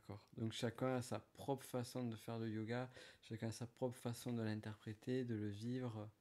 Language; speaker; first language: French; native; French